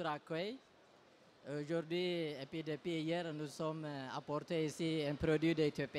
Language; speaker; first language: French; non-native, learner; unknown